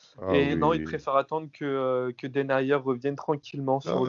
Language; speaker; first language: French; native; French